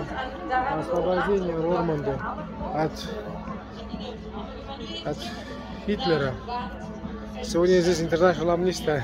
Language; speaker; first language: Russian; non-native, fluent; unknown